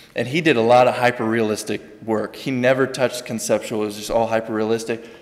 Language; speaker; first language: English; native; English